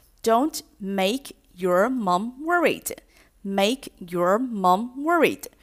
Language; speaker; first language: English; non-native, fluent; Chinese